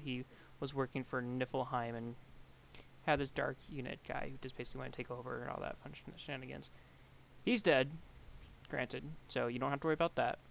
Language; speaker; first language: English; native; English